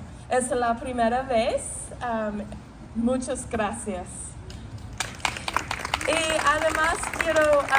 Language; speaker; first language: Spanish; non-native, learner; English